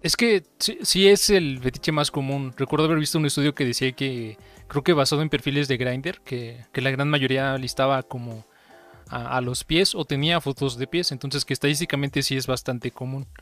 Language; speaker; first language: Spanish; native; Spanish